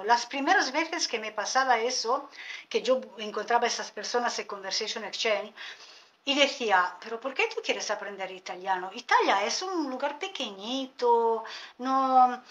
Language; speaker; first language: Spanish; non-native, fluent; Italian